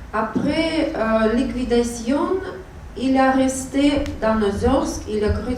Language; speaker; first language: French; non-native, learner; Russian